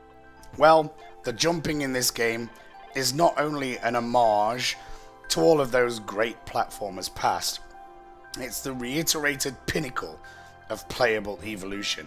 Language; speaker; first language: English; native; English